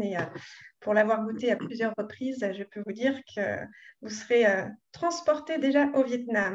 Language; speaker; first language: French; native; French